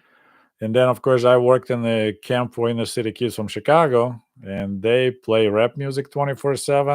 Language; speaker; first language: English; non-native, fluent; Russian